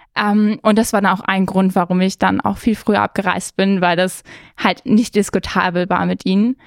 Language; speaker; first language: German; native; German